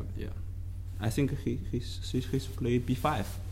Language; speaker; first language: English; non-native, learner; Chinese